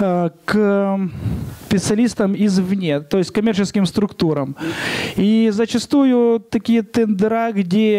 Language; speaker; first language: Russian; non-native, local second language; Ukrainian